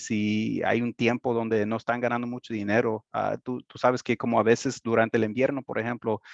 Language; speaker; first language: Spanish; early bilingual, heritage; Spanish